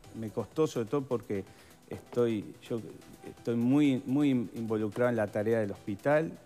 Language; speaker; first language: Spanish; native; Spanish